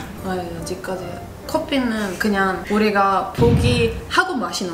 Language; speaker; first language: Korean; non-native, fluent; Italian